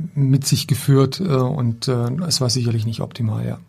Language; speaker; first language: German; native; German